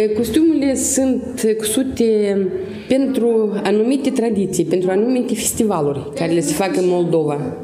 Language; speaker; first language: Romanian; non-native, local second language; Russian